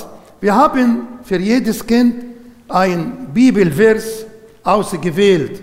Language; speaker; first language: German; non-native, learner; Arabic